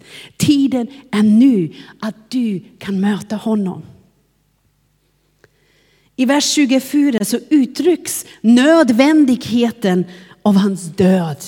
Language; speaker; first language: Swedish; non-native, fluent; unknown